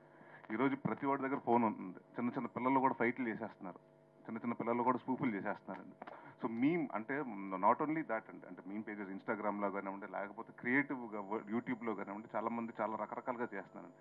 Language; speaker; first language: Telugu; native; Telugu